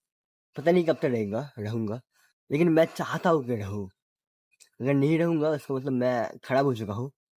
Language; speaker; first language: Hindi; non-native, local second language; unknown